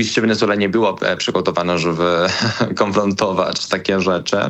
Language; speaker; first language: Polish; non-native, learner; Spanish